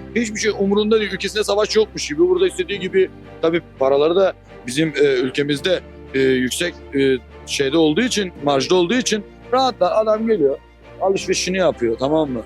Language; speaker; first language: Turkish; native; Turkish